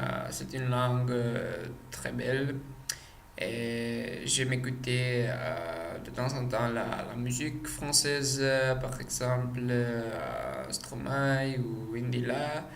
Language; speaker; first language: French; non-native, learner; Czech